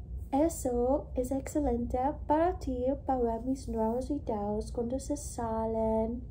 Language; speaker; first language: Spanish; non-native, learner; English